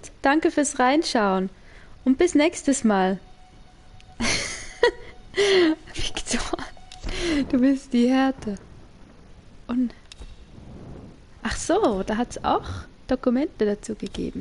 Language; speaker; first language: German; native; German